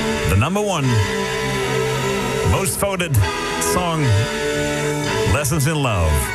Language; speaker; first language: English; non-native, fluent; Dutch